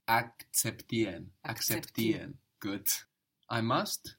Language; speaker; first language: German; non-native, fluent; English